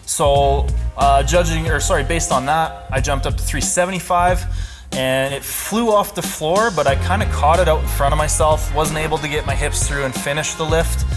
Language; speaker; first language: English; native; English